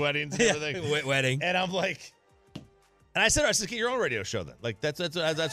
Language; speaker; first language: English; native; English